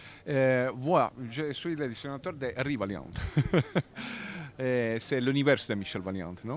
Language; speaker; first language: French; non-native, learner; Italian